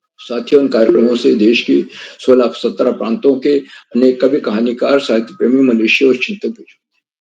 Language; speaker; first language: Hindi; native; Hindi